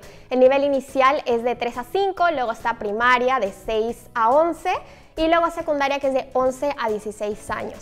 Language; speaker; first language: Spanish; native; Spanish